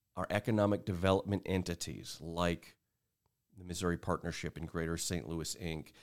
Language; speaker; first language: English; native; English